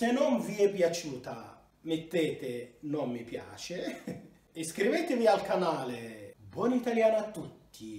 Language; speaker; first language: Italian; non-native, fluent; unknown